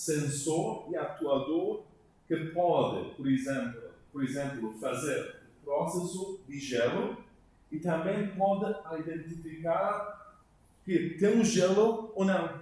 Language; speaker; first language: Portuguese; non-native, learner; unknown